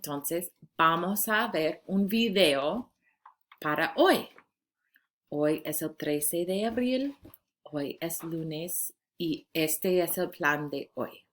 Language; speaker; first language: Spanish; non-native, fluent; English